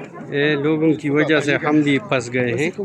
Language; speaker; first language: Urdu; non-native, local second language; Pashto